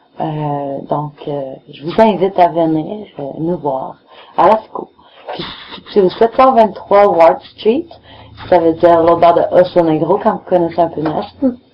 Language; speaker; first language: French; native; French